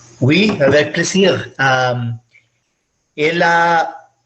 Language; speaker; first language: French; non-native, learner; Spanish